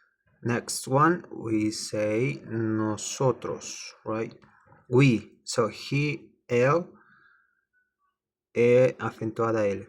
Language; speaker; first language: Spanish; non-native, learner; English